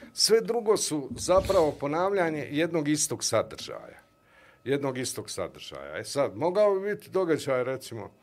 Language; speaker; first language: Bosnian; native; Bosnian